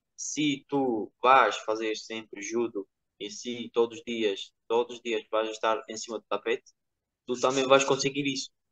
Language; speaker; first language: Portuguese; non-native, fluent; Georgian